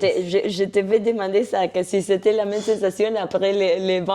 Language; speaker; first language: French; non-native, fluent; Spanish